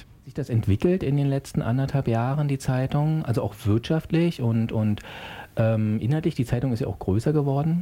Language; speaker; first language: German; native; German